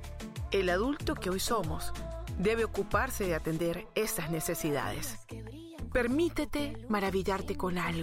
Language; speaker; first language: Spanish; native; Spanish